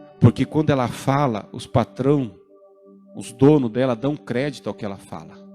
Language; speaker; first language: Portuguese; native; Portuguese